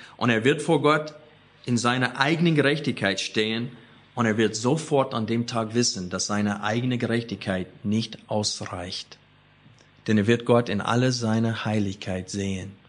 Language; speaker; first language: German; non-native, fluent; English